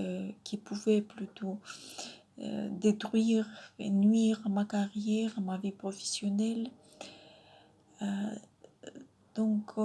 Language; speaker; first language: French; non-native, fluent; Russian